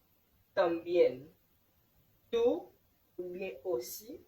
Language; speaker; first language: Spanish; non-native, fluent; Haitian Creole